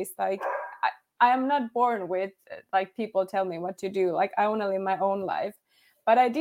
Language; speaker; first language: English; non-native, fluent; Finnish